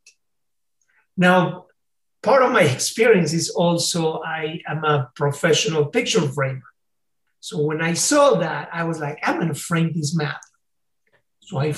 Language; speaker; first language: English; non-native, fluent; Spanish